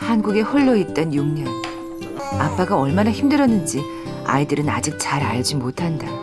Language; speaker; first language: Korean; native; Korean